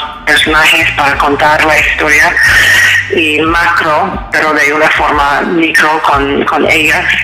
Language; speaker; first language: Spanish; non-native, fluent; English